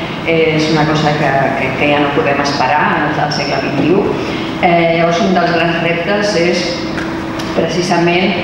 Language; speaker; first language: Catalan; non-native, local second language; Spanish